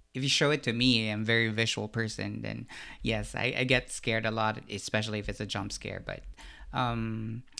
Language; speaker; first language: English; non-native, local second language; Filipino